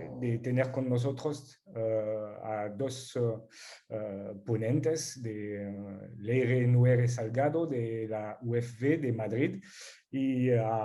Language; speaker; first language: Spanish; non-native, fluent; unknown